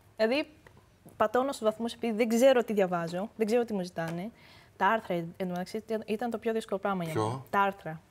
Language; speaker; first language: Greek; early bilingual, other home language; Korean